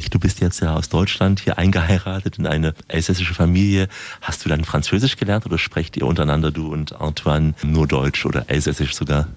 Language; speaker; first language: German; native; German